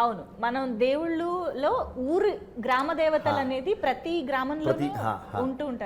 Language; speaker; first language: Telugu; native; Telugu